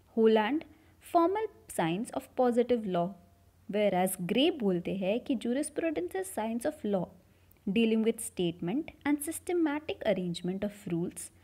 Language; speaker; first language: Hindi; native; Hindi